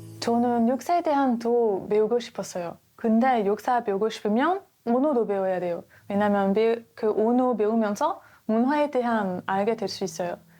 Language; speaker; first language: Korean; non-native, learner; French